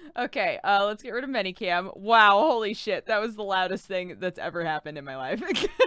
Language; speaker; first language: English; native; English